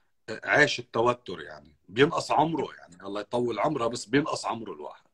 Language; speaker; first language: Arabic; native; Arabic